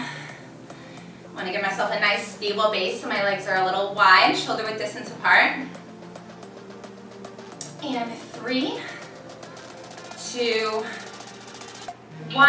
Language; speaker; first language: English; native; English